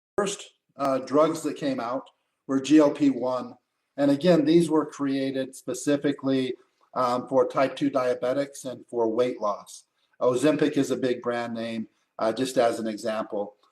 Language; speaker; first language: English; native; English